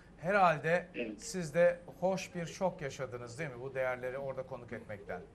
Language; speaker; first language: Turkish; native; Turkish